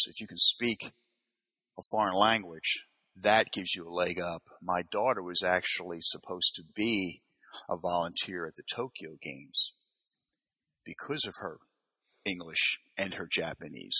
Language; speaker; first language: English; native; English